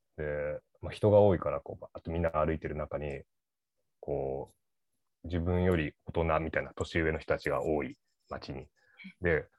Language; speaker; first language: Japanese; native; Japanese